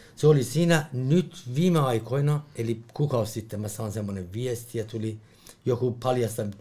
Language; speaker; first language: Finnish; non-native, fluent; Persian